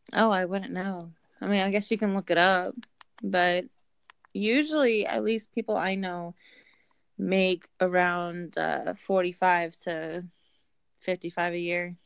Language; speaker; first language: English; native; English